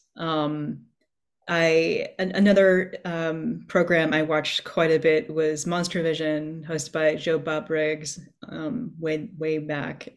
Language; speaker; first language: English; native; English